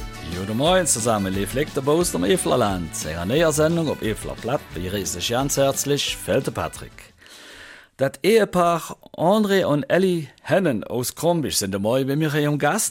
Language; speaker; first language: German; native; German